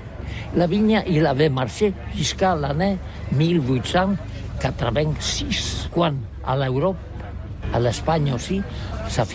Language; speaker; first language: French; non-native, learner; Catalan